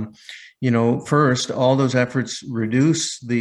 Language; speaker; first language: English; native; English